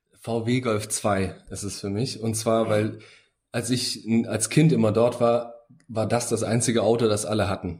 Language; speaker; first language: German; early bilingual, other home language; Bosnian